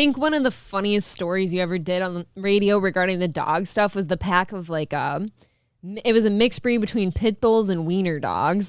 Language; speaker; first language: English; native; English